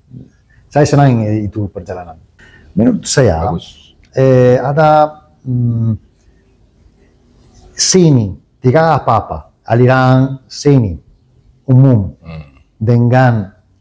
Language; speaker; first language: Indonesian; non-native, learner; Italian